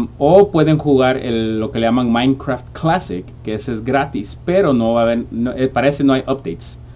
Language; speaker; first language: Spanish; early bilingual, heritage; English